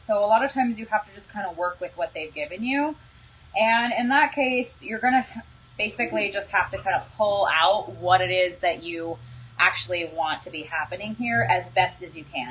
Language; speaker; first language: English; native; English